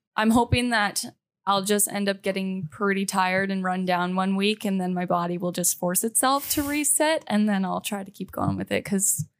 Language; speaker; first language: English; native; English